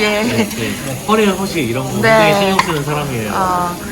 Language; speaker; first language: Korean; native; Korean